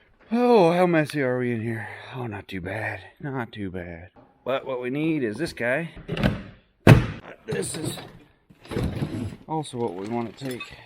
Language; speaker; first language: English; native; English